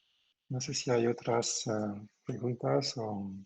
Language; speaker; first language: Spanish; non-native, fluent; French